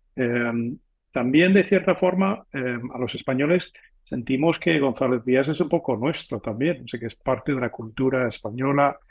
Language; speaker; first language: Spanish; non-native, fluent; English